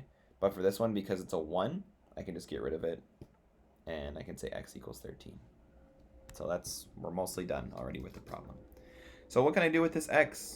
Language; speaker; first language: English; native; English